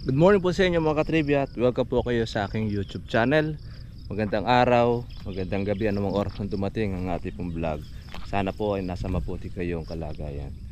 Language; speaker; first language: Filipino; native; Filipino